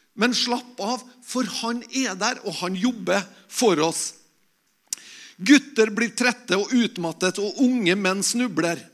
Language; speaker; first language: Norwegian; native; Norwegian